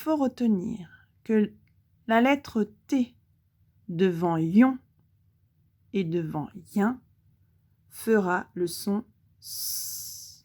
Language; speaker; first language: French; native; French